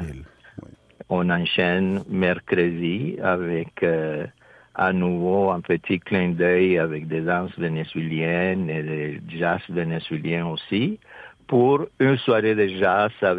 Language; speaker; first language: French; non-native, fluent; Spanish